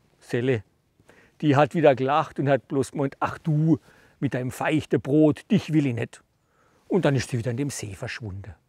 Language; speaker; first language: German; native; German